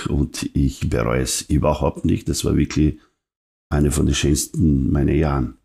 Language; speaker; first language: German; non-native, fluent; Serbian